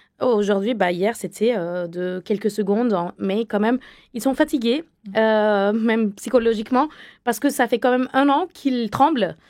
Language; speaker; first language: French; non-native, fluent; Arabic